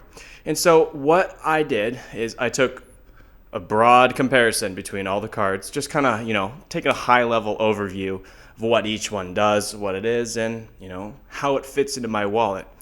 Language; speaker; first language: English; native; English